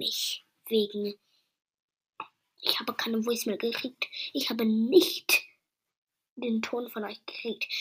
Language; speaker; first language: German; non-native, learner; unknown